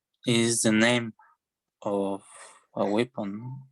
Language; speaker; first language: English; non-native, learner; Spanish